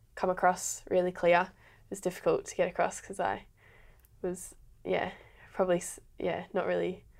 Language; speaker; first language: English; native; English